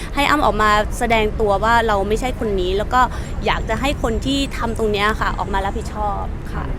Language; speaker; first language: Thai; native; Thai